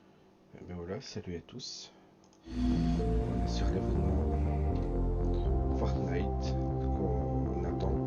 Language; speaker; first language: French; native; French